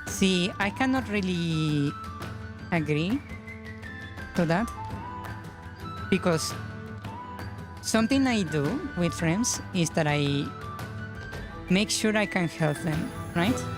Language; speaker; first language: English; non-native, fluent; Spanish